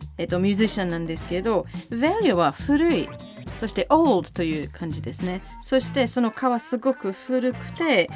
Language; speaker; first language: Japanese; non-native, fluent; English